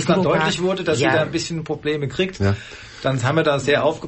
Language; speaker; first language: German; native; German